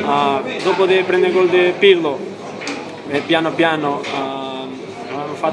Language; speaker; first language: Italian; non-native, learner; Portuguese